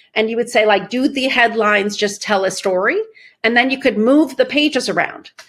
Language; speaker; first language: English; early bilingual, other home language; Persian